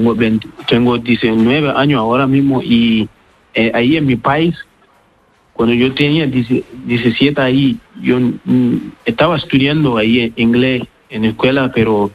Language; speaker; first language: Spanish; non-native, learner; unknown